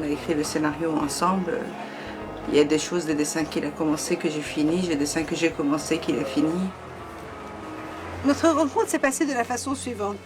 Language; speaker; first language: French; non-native, fluent; Persian